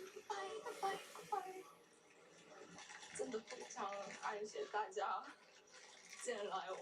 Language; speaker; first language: Chinese; non-native, learner; Korean